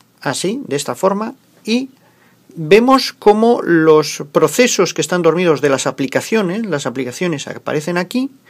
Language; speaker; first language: Spanish; native; Spanish